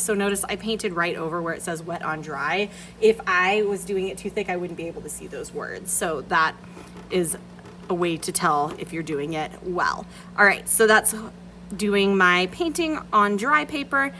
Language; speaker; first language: English; native; English